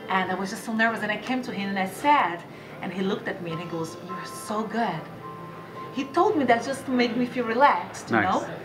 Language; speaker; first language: English; non-native, fluent; Portuguese